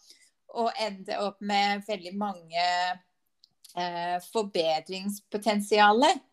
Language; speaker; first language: Swedish; non-native, fluent; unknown